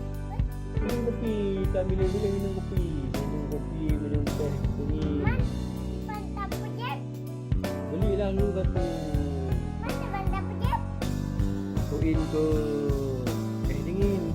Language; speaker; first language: Indonesian; non-native, local second language; Achinese